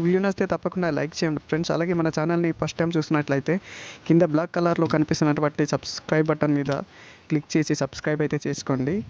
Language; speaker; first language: Telugu; non-native, local second language; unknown